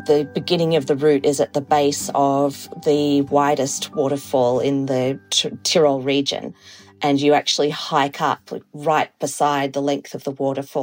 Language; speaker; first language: English; native; English